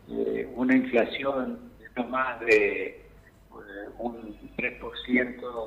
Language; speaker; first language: Spanish; native; Spanish